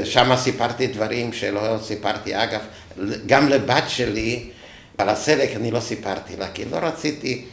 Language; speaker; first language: Hebrew; non-native, fluent; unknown